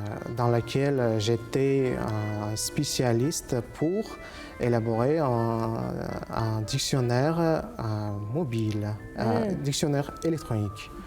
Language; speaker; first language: French; non-native, fluent; Uzbek